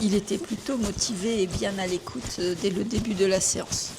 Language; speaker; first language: French; native; French